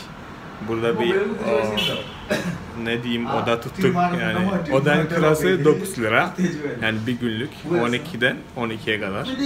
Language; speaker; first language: Turkish; non-native, fluent; Malayalam